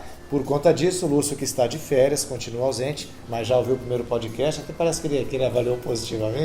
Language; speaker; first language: Portuguese; native; Portuguese